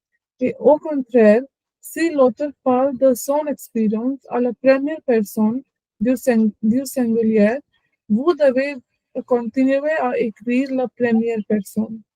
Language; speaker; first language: French; non-native, learner; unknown